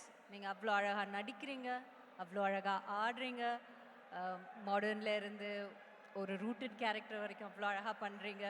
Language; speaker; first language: Tamil; native; Tamil